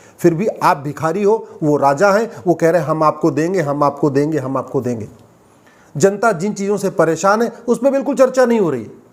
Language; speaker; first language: Hindi; native; Hindi